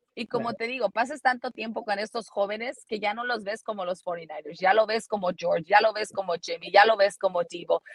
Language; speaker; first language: Spanish; early bilingual, heritage; Spanish